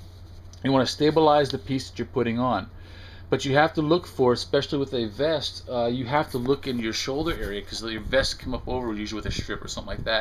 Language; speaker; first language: English; native; English